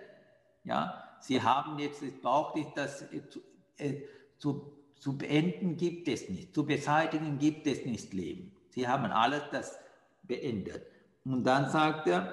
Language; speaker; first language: German; non-native, fluent; Sinhala